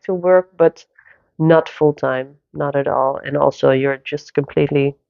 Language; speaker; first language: English; non-native, fluent; Dutch